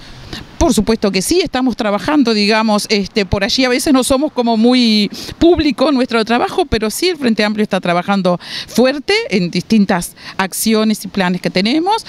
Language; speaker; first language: Spanish; native; Spanish